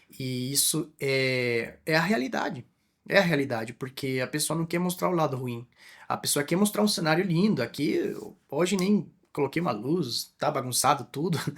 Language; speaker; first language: Portuguese; non-native, fluent; Spanish